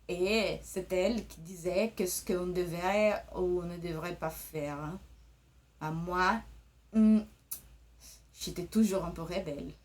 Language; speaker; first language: French; early bilingual, other home language; Portuguese